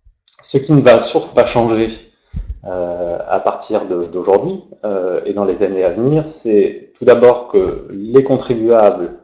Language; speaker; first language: French; native; French